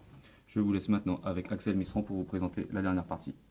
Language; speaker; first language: French; native; French